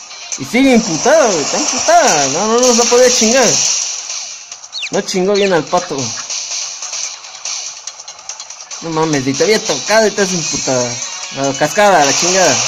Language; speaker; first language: Spanish; native; Spanish